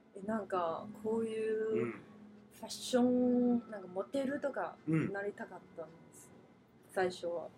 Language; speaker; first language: Japanese; non-native, fluent; Chinese